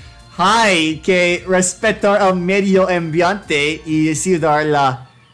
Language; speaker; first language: Spanish; non-native, learner; English